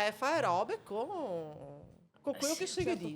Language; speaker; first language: Italian; native; Italian